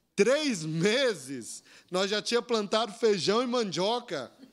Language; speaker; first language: Portuguese; native; Portuguese